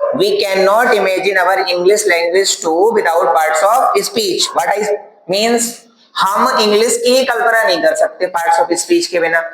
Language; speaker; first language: Hindi; native; Hindi